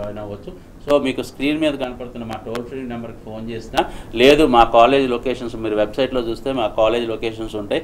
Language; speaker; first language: Telugu; native; Telugu